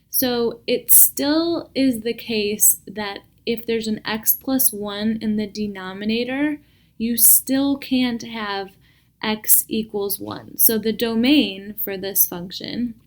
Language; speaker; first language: English; native; English